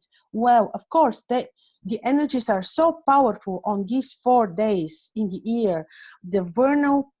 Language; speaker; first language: English; non-native, fluent; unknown